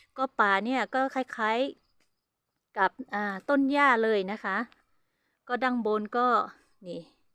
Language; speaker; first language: Thai; non-native, local second language; Hmong